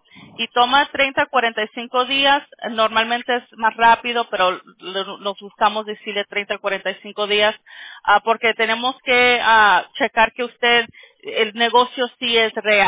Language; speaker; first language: Spanish; early bilingual, other home language; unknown